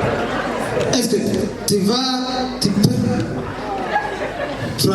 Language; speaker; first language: French; non-native, learner; Kinyarwanda